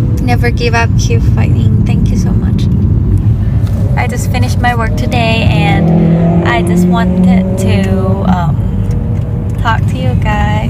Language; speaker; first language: English; non-native, learner; Thai